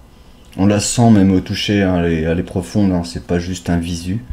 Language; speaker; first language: French; native; French